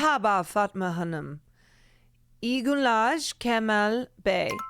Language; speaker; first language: Turkish; non-native, learner; English